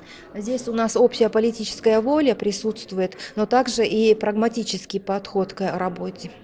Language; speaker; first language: Russian; native; Russian